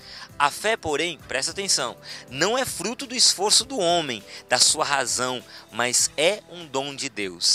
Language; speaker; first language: Portuguese; native; Portuguese